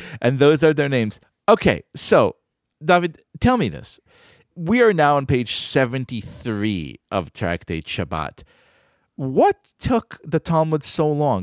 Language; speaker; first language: English; native; English